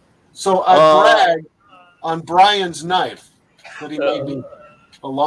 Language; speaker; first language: English; native; English